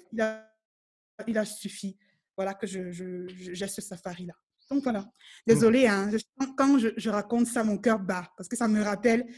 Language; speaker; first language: French; native; French